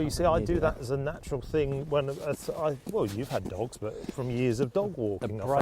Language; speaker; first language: English; native; English